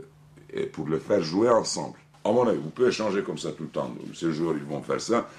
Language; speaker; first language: French; non-native, fluent; Turkish